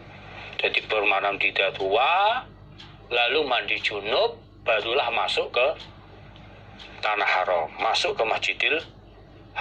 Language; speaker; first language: Indonesian; non-native, local second language; Javanese